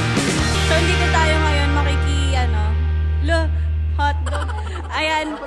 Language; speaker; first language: Filipino; native; Filipino